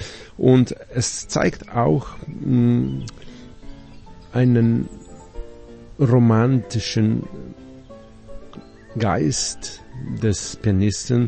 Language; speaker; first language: German; non-native, fluent; Polish